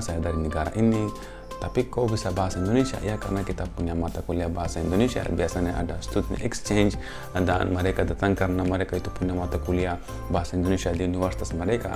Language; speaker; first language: Indonesian; non-native, fluent; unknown